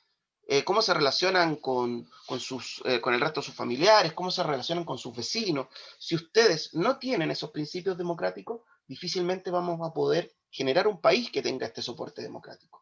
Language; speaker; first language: Spanish; native; Spanish